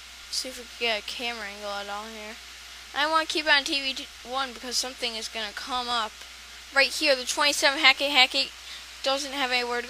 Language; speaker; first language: English; native; English